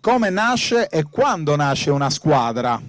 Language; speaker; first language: Italian; native; Italian